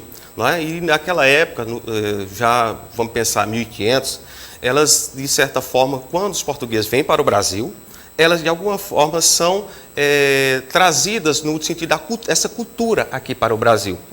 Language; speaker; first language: Portuguese; native; Portuguese